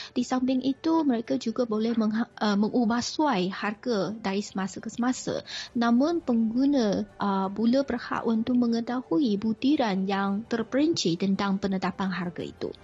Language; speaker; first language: Malay; non-native, fluent; Chinese